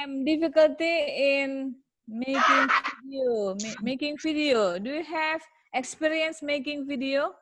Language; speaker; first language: English; non-native, learner; Indonesian